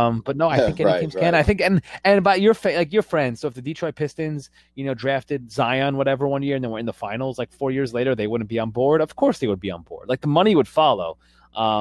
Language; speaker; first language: English; native; English